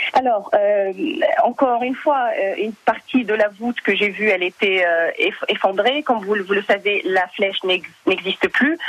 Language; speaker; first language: French; non-native, fluent; Arabic